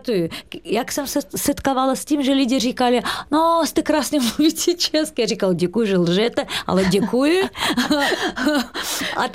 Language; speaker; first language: Czech; non-native, fluent; Russian